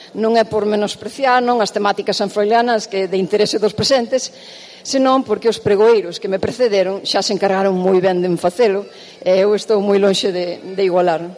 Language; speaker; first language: Galician; native; Galician